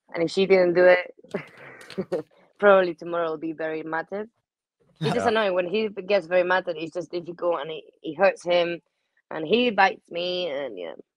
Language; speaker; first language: English; non-native, fluent; Spanish